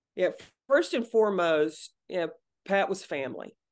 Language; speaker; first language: English; native; English